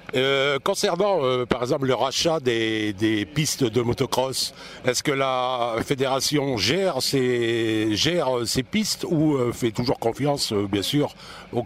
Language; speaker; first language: French; native; French